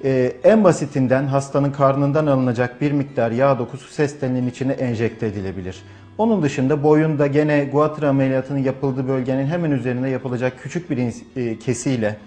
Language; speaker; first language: Turkish; native; Turkish